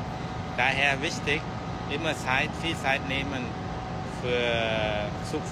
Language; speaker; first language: German; early bilingual, other home language; Vietnamese